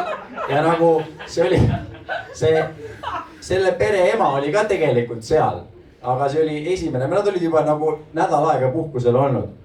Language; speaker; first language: Estonian; native; Estonian